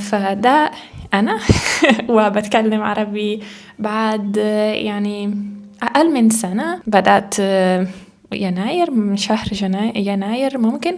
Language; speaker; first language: Arabic; non-native, learner; Italian